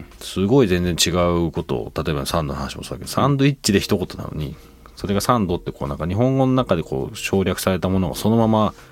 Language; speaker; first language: Japanese; native; Japanese